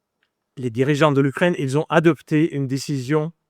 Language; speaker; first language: French; non-native, fluent; Ukrainian